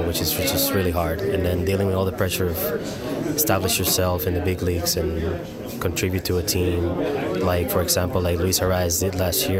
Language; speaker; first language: English; non-native, fluent; Spanish